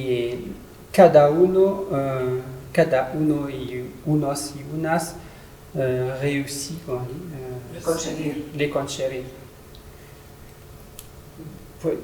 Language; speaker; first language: Spanish; non-native, learner; French